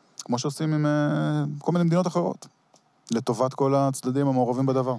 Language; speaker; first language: Hebrew; early bilingual, heritage; Hebrew